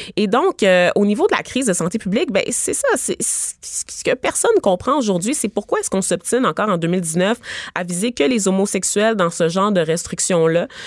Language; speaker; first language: French; native; French